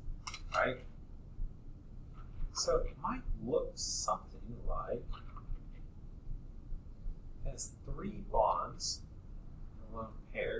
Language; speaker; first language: English; native; English